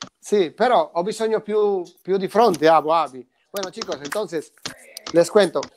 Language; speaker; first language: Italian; non-native, learner; Spanish